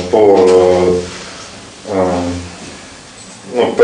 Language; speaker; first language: French; non-native, learner; Russian